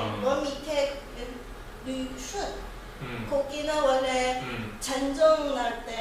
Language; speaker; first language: Korean; non-native, learner; Chinese